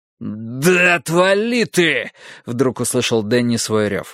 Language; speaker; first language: Russian; native; Russian